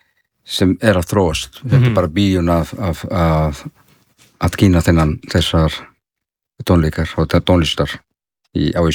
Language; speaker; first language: Icelandic; non-native, fluent; Spanish